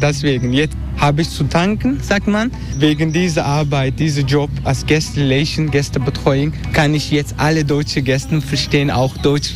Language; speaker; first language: German; non-native, learner; Turkish